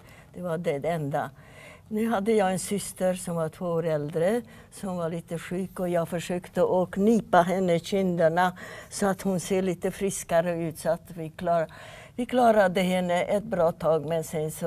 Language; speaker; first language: Swedish; non-native, fluent; Yiddish